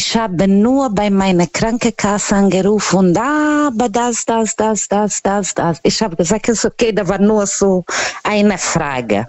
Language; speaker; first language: German; non-native, learner; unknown